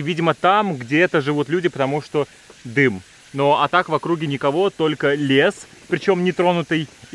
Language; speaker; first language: Russian; native; Russian